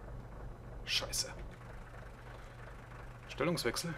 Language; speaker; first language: German; native; German